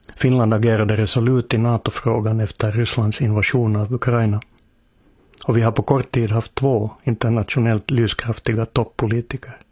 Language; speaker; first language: Swedish; native; Swedish